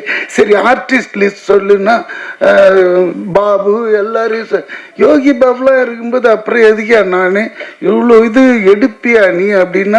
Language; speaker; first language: Tamil; native; Tamil